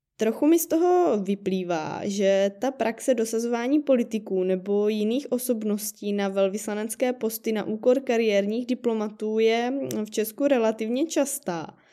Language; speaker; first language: Czech; native; Czech